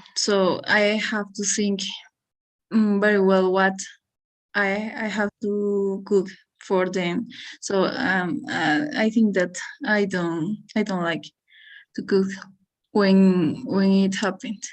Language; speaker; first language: English; non-native, learner; Spanish